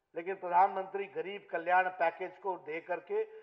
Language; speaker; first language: Hindi; native; Hindi